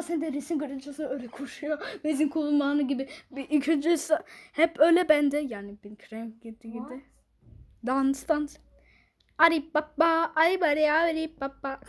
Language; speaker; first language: Turkish; early bilingual, heritage; Turkish